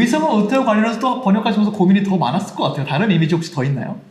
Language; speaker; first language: Korean; native; Korean